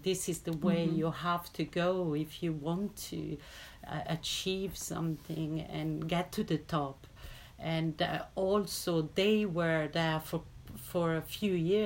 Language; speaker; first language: English; non-native, fluent; Italian